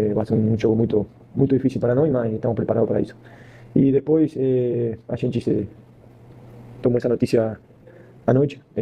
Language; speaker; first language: Portuguese; non-native, fluent; Spanish